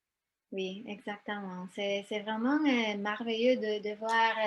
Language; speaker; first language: French; non-native, fluent; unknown